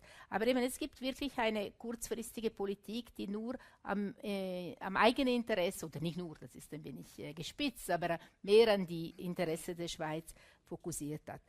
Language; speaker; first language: German; non-native, local second language; Italian